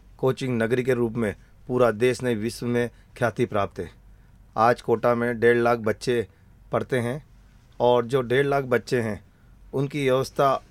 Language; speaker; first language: Hindi; native; Hindi